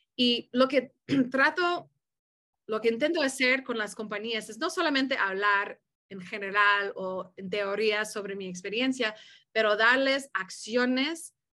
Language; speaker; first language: Spanish; early bilingual, heritage; Spanish